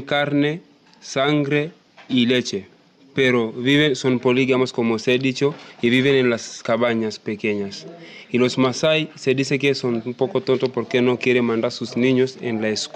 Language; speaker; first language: Spanish; non-native, learner; Masai